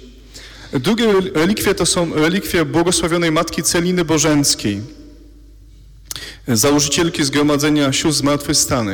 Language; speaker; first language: Polish; native; Polish